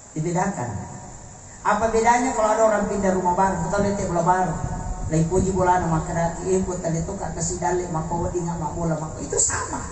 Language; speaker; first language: Indonesian; non-native, local second language; Buginese